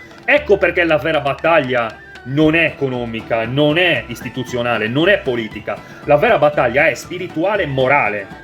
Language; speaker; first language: Italian; native; Italian